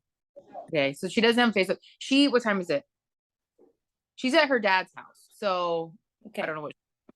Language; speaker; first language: English; native; English